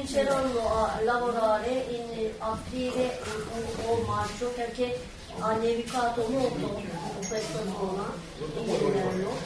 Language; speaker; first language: Italian; non-native, learner; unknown